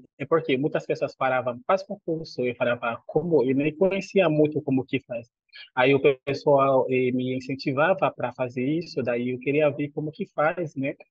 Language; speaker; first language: Portuguese; non-native, fluent; Haitian Creole